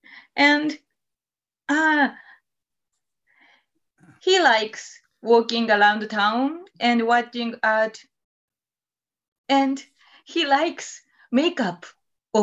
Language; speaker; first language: English; non-native, learner; Japanese